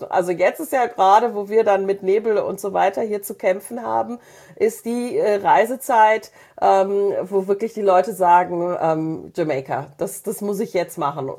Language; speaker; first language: German; native; German